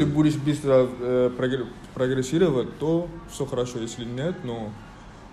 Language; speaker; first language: Russian; non-native, fluent; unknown